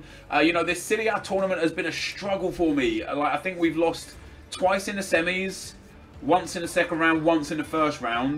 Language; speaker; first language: English; native; English